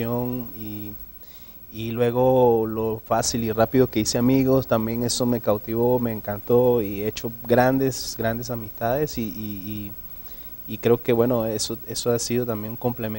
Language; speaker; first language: Spanish; native; Spanish